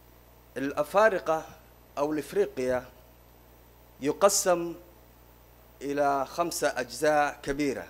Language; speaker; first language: Arabic; non-native, local second language; Somali